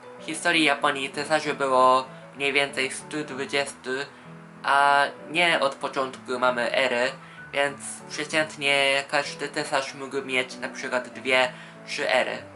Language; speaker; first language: Polish; non-native, fluent; Japanese